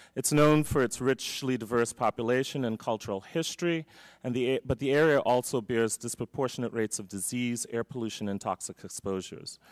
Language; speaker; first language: English; native; English